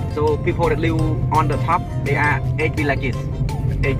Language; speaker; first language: English; non-native, fluent; Khmer